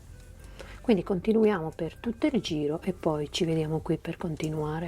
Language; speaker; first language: Italian; native; Italian